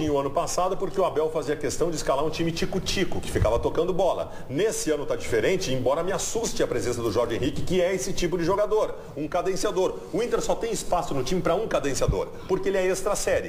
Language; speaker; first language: Portuguese; native; Portuguese